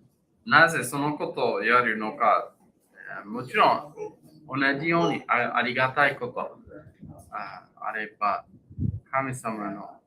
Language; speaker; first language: Japanese; non-native, fluent; English